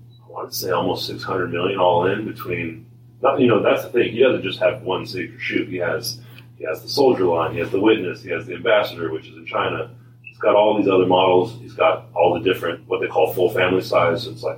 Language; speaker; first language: English; native; English